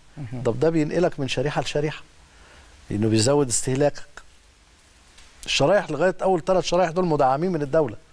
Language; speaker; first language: Arabic; native; Arabic